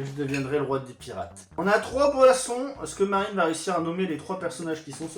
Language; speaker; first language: French; native; French